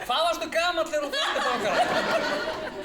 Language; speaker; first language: Icelandic; non-native, fluent; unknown